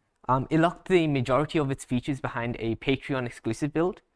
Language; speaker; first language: English; native; English